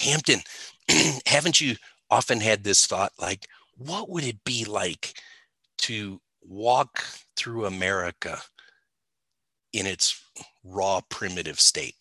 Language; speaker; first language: English; native; English